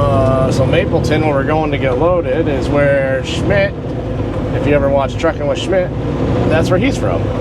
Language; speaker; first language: English; native; English